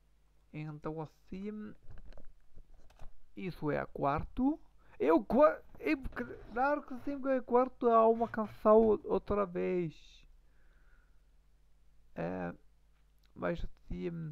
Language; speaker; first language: Portuguese; non-native, learner; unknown